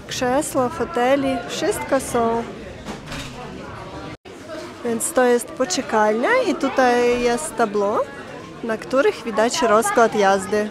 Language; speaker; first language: Polish; non-native, fluent; Ukrainian